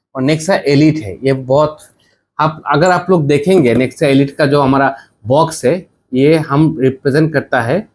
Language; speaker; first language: Hindi; non-native, learner; Bangla